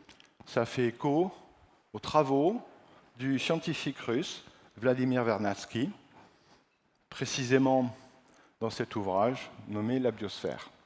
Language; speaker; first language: French; native; French